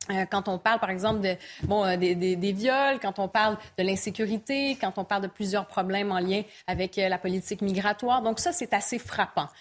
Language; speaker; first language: French; native; French